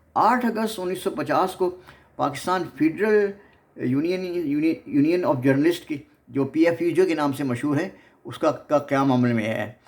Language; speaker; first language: Urdu; native; Urdu